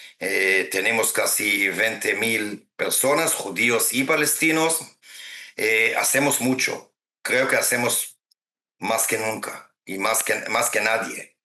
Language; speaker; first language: Spanish; non-native, fluent; Hebrew